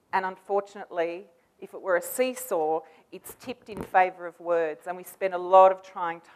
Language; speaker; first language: English; native; English